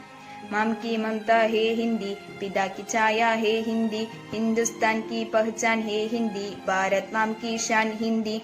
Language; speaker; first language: Hindi; non-native, local second language; Malayalam